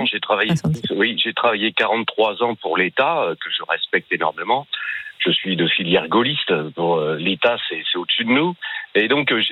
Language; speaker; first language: French; native; French